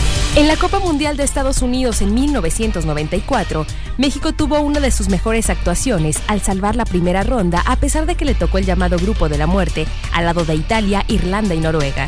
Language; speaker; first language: Spanish; native; Spanish